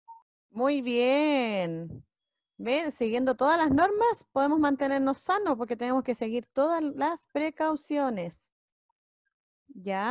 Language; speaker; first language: Spanish; native; Spanish